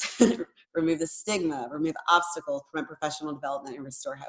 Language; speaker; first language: English; native; English